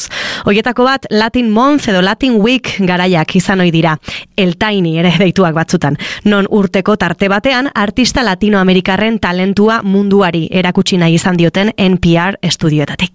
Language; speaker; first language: Basque; native; Basque